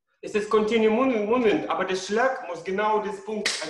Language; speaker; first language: English; non-native, learner; Russian